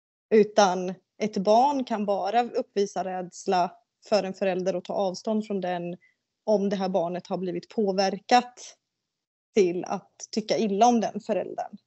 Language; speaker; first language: Swedish; native; Swedish